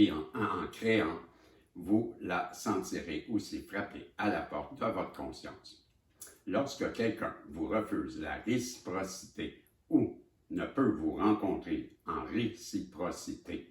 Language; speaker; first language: French; native; French